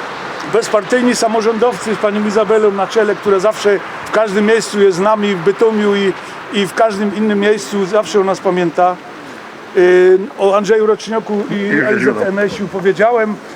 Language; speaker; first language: Polish; native; Polish